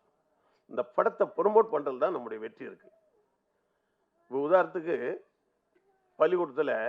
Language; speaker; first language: Tamil; native; Tamil